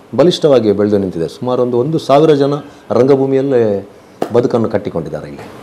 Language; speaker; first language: Kannada; non-native, local second language; Tulu